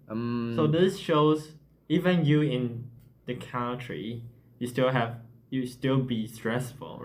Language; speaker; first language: English; non-native, learner; Chinese